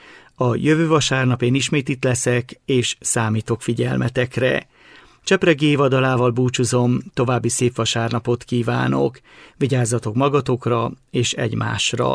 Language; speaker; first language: Hungarian; native; Hungarian